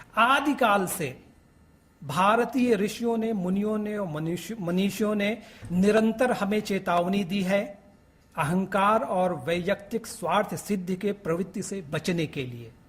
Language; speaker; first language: Hindi; native; Hindi